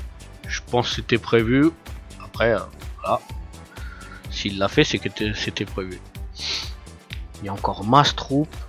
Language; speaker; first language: French; native; French